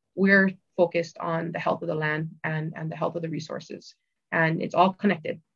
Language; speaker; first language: English; native; English